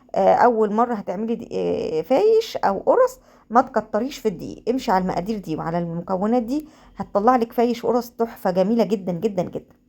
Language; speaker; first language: Arabic; native; Arabic